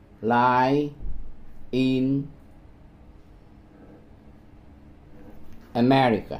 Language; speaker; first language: English; non-native, learner; Vietnamese